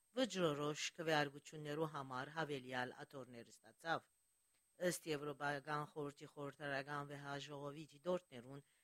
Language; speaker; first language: Armenian; early bilingual, heritage; Armenian